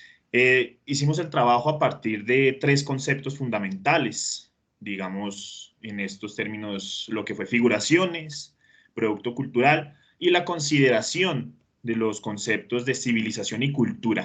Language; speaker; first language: Spanish; native; Spanish